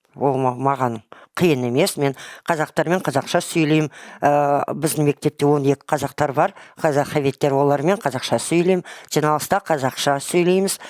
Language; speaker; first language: Kazakh; non-native, local second language; Russian